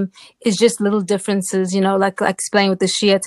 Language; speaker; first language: English; native; English